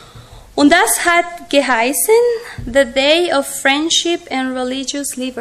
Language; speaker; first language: German; non-native, learner; Spanish